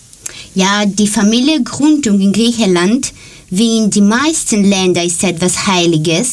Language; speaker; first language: German; non-native, learner; Greek